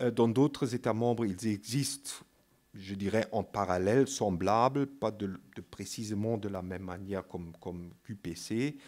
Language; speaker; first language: French; non-native, fluent; German